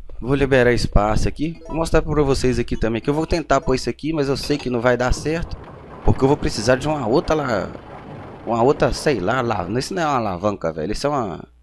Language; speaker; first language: Portuguese; native; Portuguese